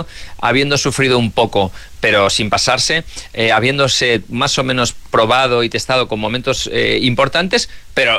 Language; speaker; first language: Spanish; native; Spanish